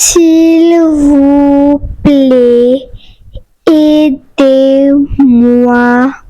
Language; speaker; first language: French; non-native, fluent; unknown